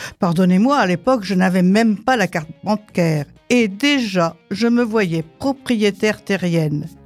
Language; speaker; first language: French; non-native, fluent; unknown